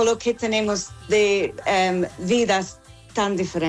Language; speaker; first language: Spanish; non-native, fluent; English